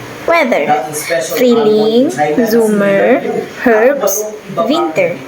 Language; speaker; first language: German; non-native, learner; Bikol